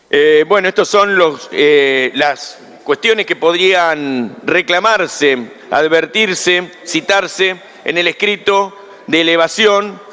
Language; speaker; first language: Spanish; native; Spanish